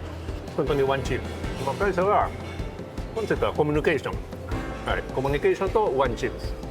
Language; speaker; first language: Japanese; non-native, fluent; Portuguese